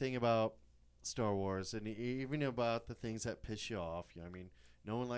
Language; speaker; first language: English; native; English